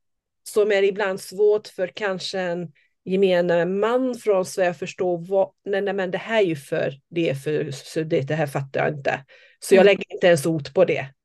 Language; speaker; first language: Swedish; non-native, fluent; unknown